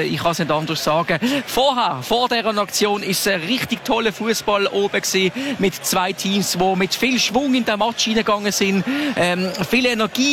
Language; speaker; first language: German; native; German